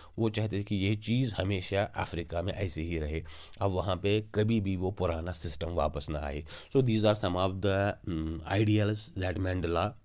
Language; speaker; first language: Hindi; non-native, local second language; Kashmiri